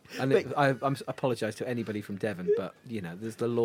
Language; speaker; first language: English; native; English